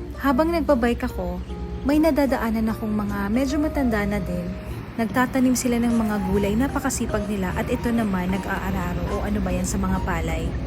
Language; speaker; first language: Filipino; non-native, local second language; Cebuano